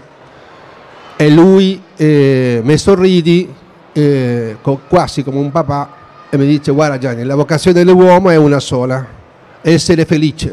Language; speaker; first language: Italian; non-native, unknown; Spanish